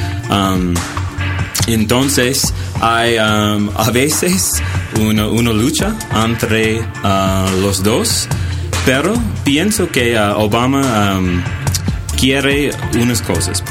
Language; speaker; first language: Spanish; non-native, learner; English